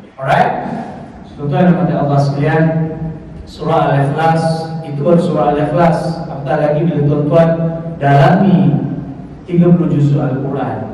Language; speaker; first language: Malay; native; Malay